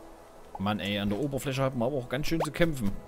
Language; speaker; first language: German; native; German